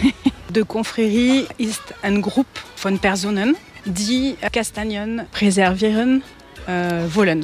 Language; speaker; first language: German; non-native, learner; French